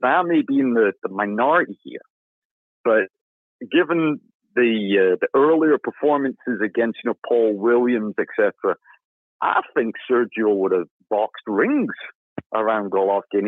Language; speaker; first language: English; native; English